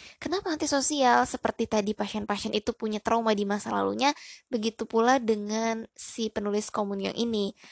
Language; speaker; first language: Indonesian; native; Indonesian